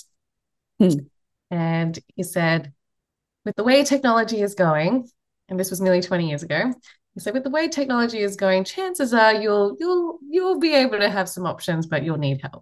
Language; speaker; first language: English; native; English